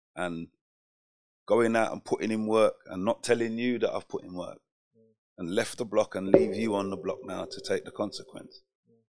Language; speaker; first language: English; native; English